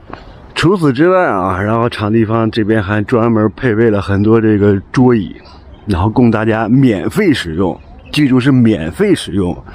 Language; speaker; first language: Chinese; native; Chinese